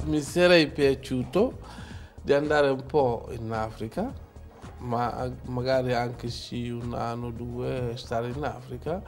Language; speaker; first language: Italian; non-native, learner; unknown